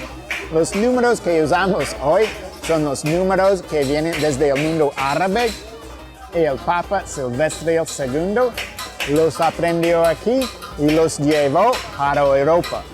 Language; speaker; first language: Spanish; non-native, fluent; English